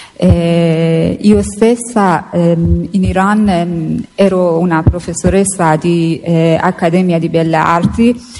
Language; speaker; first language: Italian; non-native, fluent; Persian